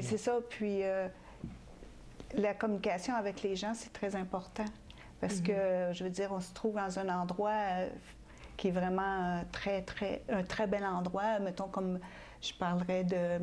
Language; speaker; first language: French; native; French